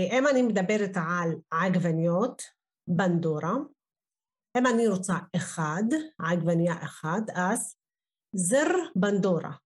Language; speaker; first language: Hebrew; non-native, local second language; Arabic